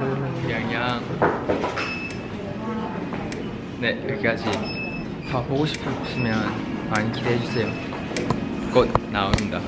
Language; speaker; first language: Korean; non-native, learner; Thai